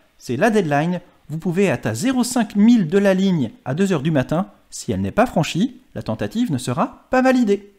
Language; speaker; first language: French; native; French